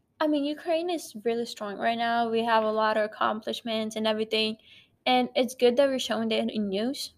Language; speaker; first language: English; non-native, fluent; Ukrainian